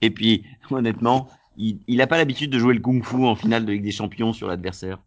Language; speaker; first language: French; native; French